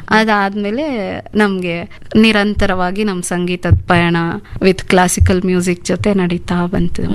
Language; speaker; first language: Kannada; non-native, local second language; Urdu